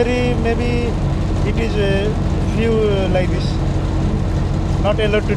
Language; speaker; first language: English; non-native, learner; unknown